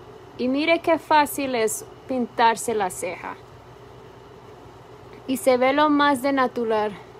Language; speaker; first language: Spanish; early bilingual, heritage; Spanish